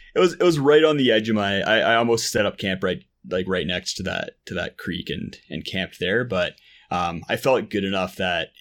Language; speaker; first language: English; native; English